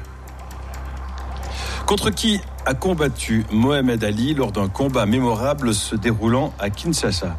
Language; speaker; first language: French; native; French